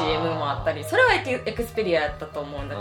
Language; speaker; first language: Japanese; native; Japanese